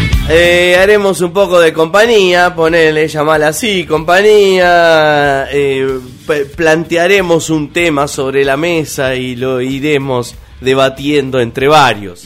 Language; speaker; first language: Spanish; native; Spanish